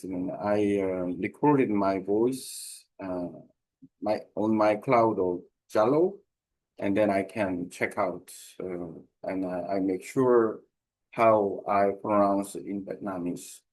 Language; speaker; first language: English; non-native, learner; Korean